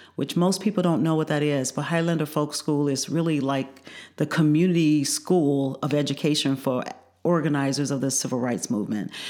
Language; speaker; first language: English; native; English